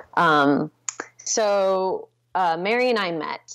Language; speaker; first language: English; native; English